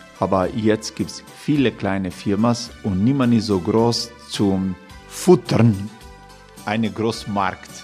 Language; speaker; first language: German; non-native, learner; Croatian